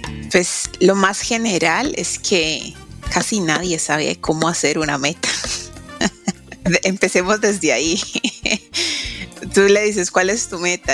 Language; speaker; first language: Spanish; native; Spanish